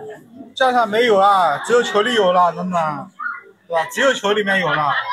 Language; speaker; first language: Chinese; native; Chinese